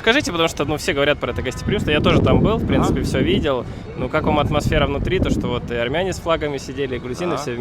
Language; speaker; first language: Russian; native; Russian